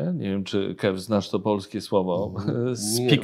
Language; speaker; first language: Polish; native; Polish